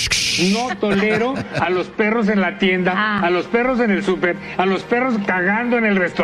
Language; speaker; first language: Spanish; native; Spanish